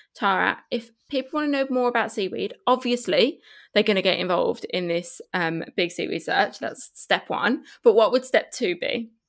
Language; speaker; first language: English; early bilingual, other home language; Spanish